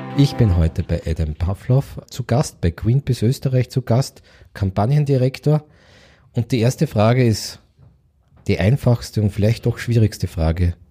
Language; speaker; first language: German; native; German